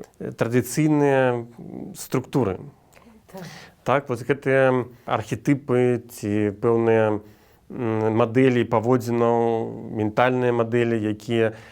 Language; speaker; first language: Belarusian; native; Belarusian